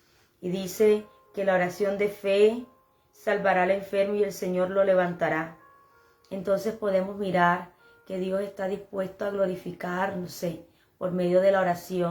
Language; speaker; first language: Spanish; native; Spanish